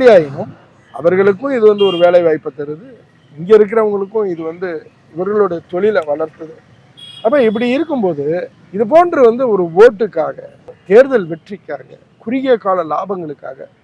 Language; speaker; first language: Tamil; native; Tamil